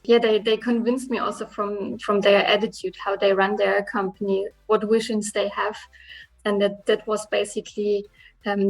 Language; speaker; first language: English; non-native, fluent; German